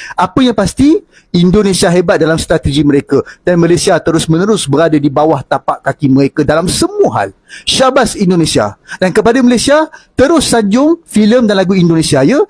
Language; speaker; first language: Malay; native; Malay